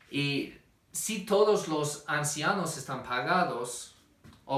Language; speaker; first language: Spanish; non-native, fluent; English